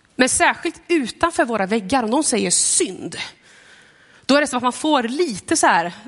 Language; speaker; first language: Swedish; native; Swedish